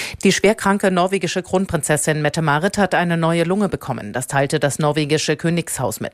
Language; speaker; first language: German; native; German